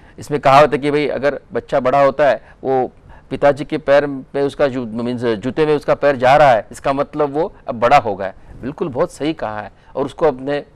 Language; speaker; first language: Hindi; non-native, local second language; Marathi